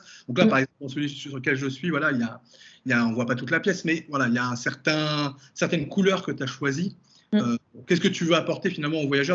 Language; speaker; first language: French; native; French